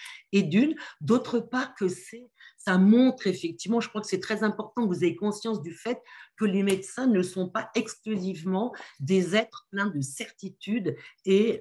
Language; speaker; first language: French; native; French